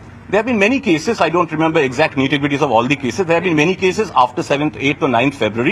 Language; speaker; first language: English; non-native, local second language; Bangla